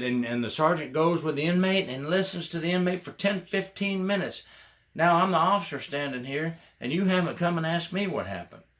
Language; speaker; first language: English; native; English